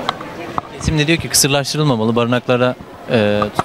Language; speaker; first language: Turkish; native; Turkish